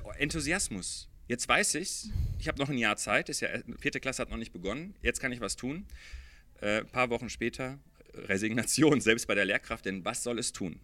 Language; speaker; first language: German; early bilingual, other home language; Arabic